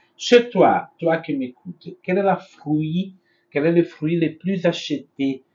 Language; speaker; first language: French; non-native, fluent; Portuguese